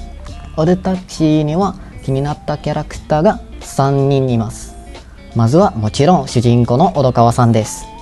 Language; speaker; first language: Japanese; non-native, fluent; Malay